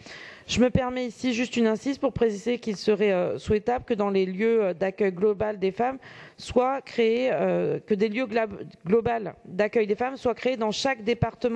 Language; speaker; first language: French; native; French